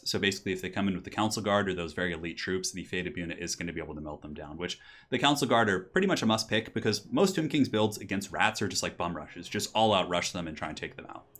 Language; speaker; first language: English; native; English